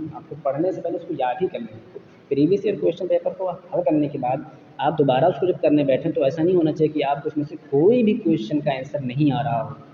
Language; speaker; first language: Urdu; native; Urdu